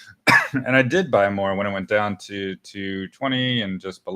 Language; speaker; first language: English; native; English